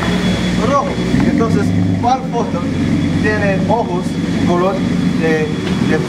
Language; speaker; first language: Spanish; non-native, fluent; English